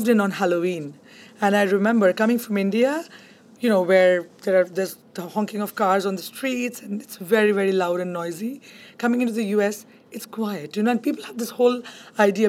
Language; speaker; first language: English; non-native, local second language; Bangla